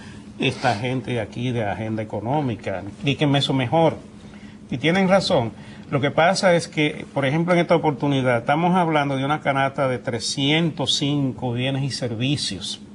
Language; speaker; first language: Spanish; native; Spanish